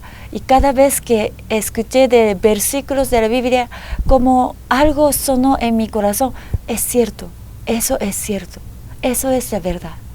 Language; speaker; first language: Spanish; non-native, fluent; Japanese